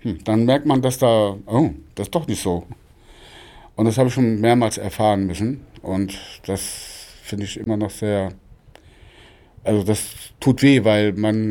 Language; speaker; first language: German; non-native, local second language; Romany